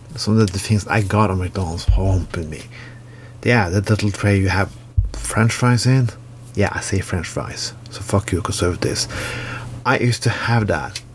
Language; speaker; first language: English; non-native, fluent; Norwegian